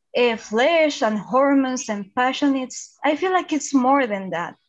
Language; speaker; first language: English; non-native, fluent; Spanish